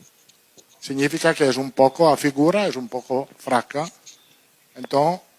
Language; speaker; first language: Portuguese; non-native, fluent; Italian